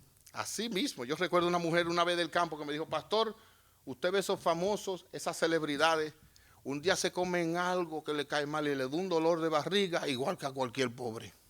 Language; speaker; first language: Spanish; native; Spanish